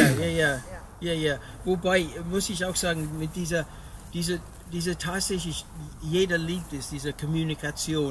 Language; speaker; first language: German; non-native, fluent; English